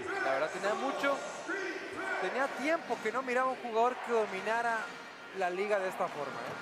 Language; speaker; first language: Spanish; native; Spanish